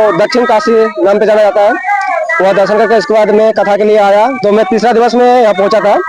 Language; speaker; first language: Hindi; native; Hindi